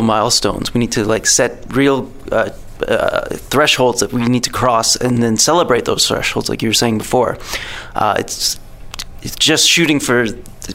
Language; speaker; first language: English; native; English